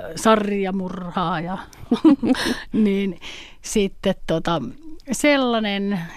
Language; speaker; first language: Finnish; native; Finnish